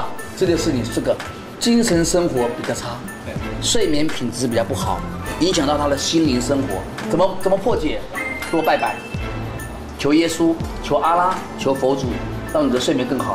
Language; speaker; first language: Chinese; native; Chinese